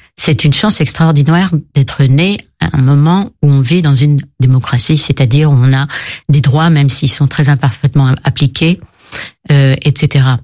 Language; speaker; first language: French; native; French